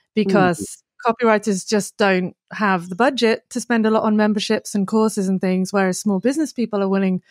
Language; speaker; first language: English; native; English